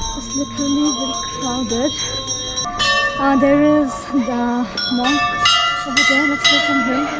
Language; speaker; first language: English; non-native, fluent; Nepali